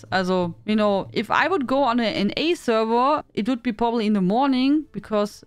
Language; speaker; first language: English; non-native, fluent; German